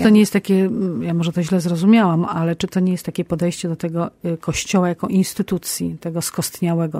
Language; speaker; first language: Polish; native; Polish